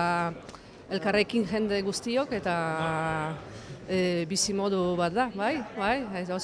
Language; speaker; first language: Basque; non-native, learner; Polish